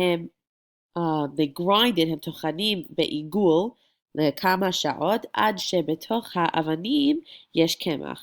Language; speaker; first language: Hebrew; non-native, fluent; English